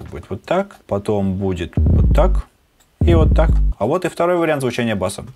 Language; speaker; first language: Russian; native; Russian